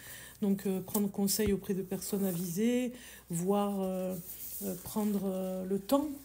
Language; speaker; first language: French; native; French